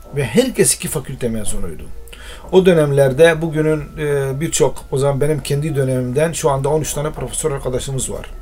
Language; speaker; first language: Turkish; non-native, local second language; Arabic